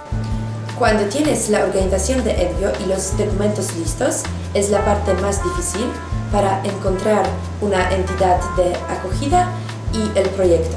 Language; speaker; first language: Spanish; non-native, fluent; Polish